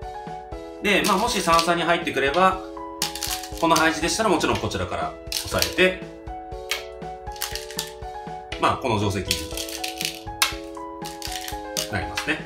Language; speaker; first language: Japanese; native; Japanese